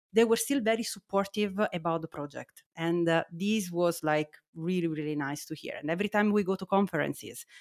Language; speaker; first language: English; non-native, fluent; Italian